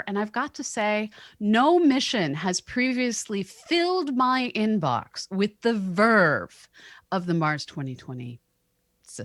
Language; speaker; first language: English; native; English